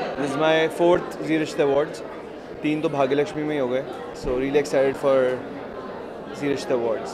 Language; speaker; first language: Hindi; native; Hindi